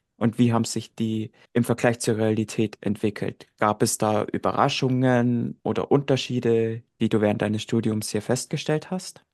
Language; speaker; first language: German; native; German